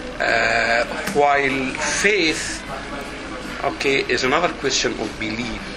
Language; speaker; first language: English; non-native, fluent; Arabic